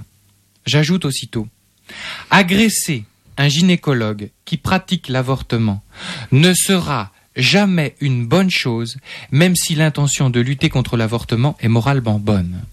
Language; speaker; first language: French; native; French